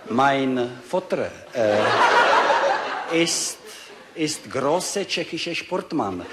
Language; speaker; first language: German; non-native, learner; Czech